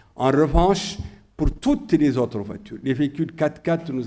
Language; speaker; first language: French; non-native, local second language; Arabic